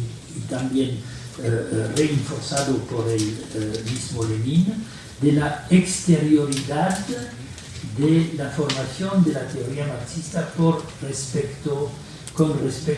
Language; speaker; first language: Spanish; non-native, fluent; French